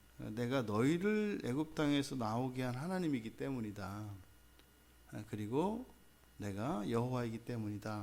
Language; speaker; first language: Korean; native; Korean